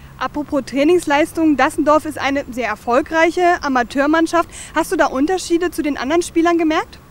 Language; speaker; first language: German; native; German